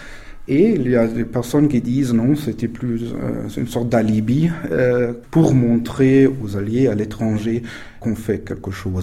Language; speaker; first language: French; non-native, fluent; German